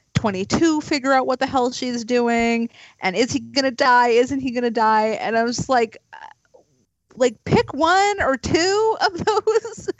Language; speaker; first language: English; native; English